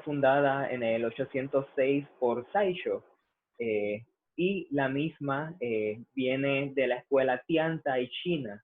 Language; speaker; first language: Spanish; native; Spanish